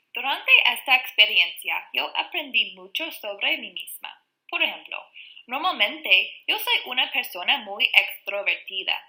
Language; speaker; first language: Spanish; non-native, learner; English